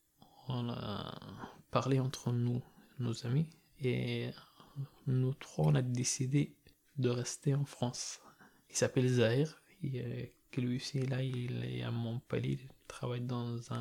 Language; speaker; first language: French; non-native, learner; Persian